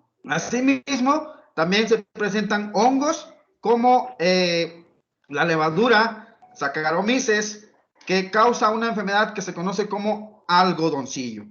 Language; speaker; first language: Spanish; native; Spanish